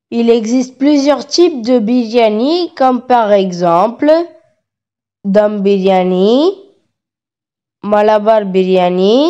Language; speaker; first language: French; non-native, learner; Tamil